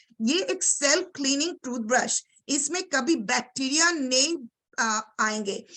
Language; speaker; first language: Hindi; non-native, local second language; Bangla